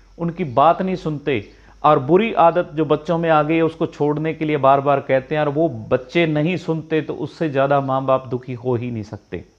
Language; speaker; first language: Hindi; non-native, local second language; Punjabi